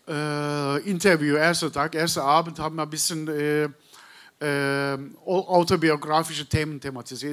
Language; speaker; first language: German; non-native, learner; Turkish